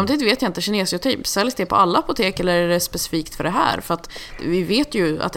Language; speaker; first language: Swedish; native; Swedish